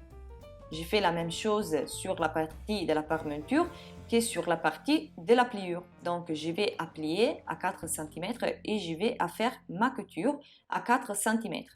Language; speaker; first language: French; non-native, fluent; Italian